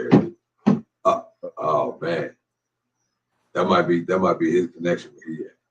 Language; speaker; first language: English; native; English